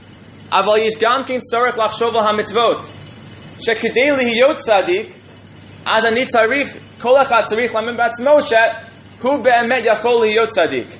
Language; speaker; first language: Hebrew; non-native, fluent; English